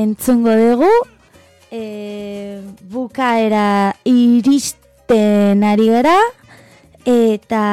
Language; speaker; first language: Basque; non-native, learner; Spanish